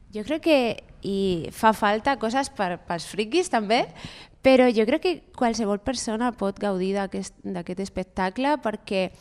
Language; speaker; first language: Catalan; non-native, fluent; Spanish